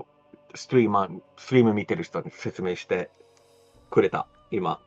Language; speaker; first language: Japanese; non-native, fluent; English